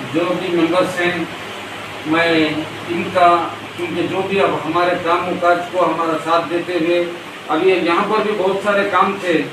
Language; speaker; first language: Urdu; native; Urdu